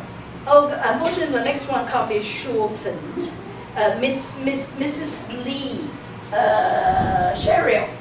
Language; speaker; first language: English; non-native, fluent; Chinese